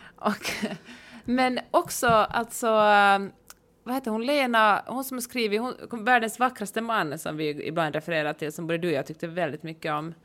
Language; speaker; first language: Swedish; native; Swedish